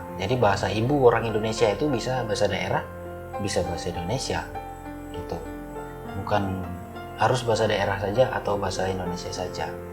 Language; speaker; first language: Indonesian; native; Indonesian